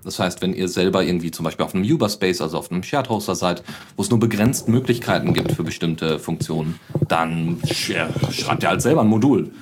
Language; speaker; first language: German; native; German